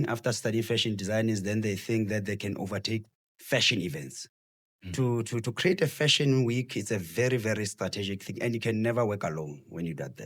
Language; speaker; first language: English; non-native, local second language; Southern Sotho